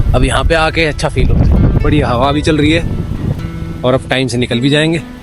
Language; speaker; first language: Hindi; native; Hindi